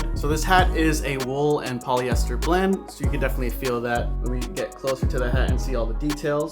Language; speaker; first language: English; native; English